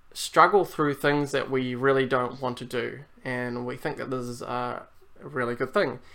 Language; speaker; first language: English; native; English